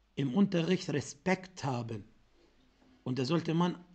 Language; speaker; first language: German; non-native, fluent; Arabic